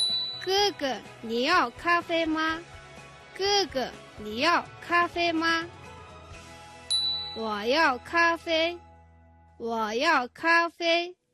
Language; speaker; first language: Chinese; non-native, fluent; Mongolian